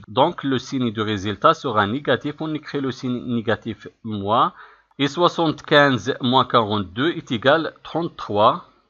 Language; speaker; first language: French; non-native, local second language; Arabic